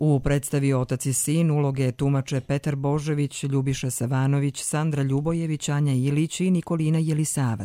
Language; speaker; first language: Croatian; native; Croatian